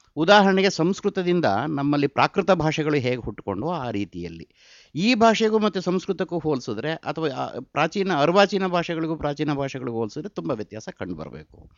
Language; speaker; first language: Kannada; native; Kannada